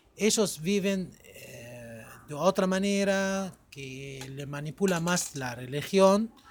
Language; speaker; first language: Spanish; non-native, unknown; Arabic